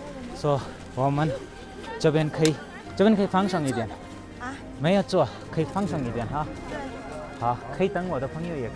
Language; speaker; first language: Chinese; non-native, learner; Hindi